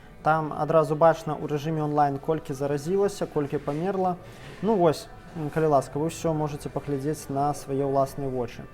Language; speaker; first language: Belarusian; native; Belarusian